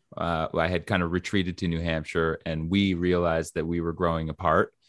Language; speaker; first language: English; native; English